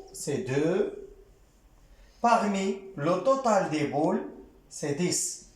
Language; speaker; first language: French; non-native, local second language; Arabic